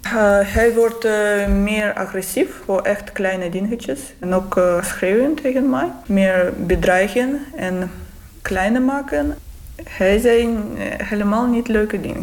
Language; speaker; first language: Dutch; non-native, learner; Russian